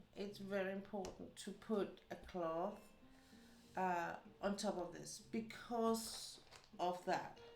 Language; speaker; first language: English; non-native, fluent; Danish